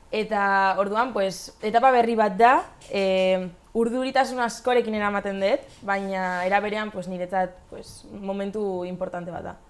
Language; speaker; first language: Basque; non-native, local second language; Spanish